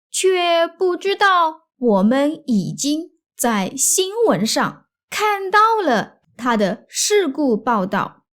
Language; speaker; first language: Chinese; native; Chinese